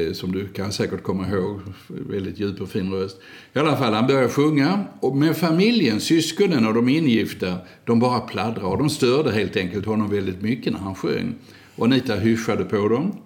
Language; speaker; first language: Swedish; native; Swedish